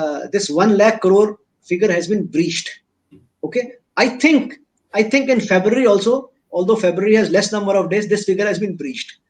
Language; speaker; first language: English; non-native, local second language; Hindi